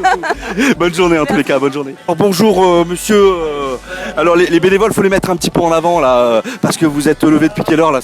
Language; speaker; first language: French; native; French